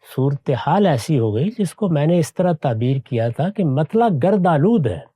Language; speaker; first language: Urdu; native; Urdu